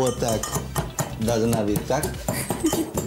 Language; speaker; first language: Russian; non-native, learner; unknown